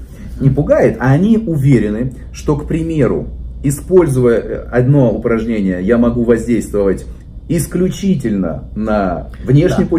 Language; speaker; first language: Russian; native; Russian